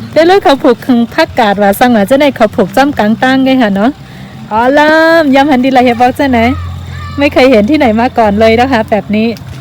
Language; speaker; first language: Thai; native; Thai